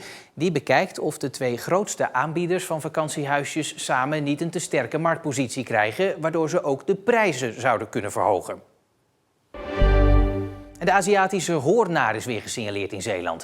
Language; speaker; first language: Dutch; native; Dutch